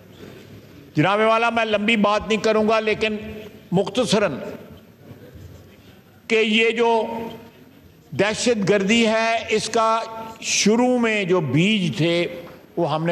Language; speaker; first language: Urdu; non-native, local second language; Punjabi